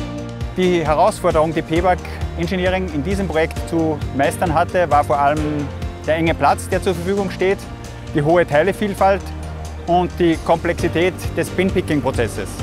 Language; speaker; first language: German; native; German